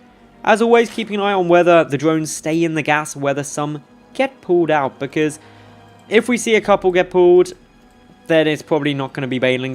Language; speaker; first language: English; native; English